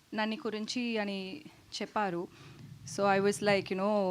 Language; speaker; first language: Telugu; non-native, learner; Tamil